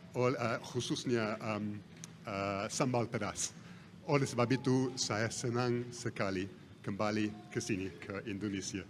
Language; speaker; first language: Indonesian; non-native, fluent; English